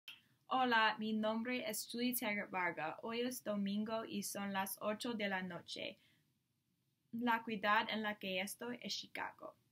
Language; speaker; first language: Spanish; non-native, learner; English